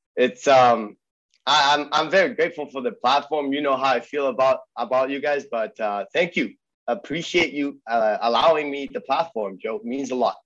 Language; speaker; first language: English; early bilingual, other home language; Persian